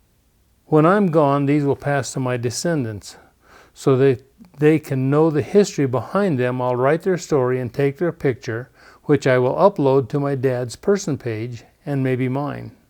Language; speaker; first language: English; native; English